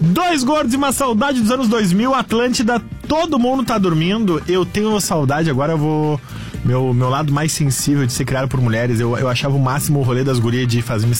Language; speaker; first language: Portuguese; native; Portuguese